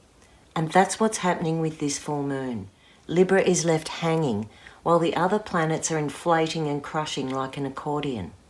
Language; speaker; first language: English; native; English